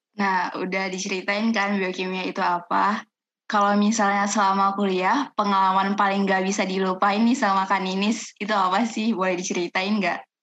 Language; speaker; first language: Indonesian; native; Indonesian